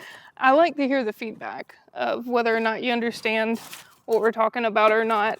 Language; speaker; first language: English; native; English